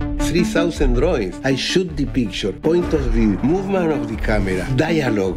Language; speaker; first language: English; non-native, learner; Spanish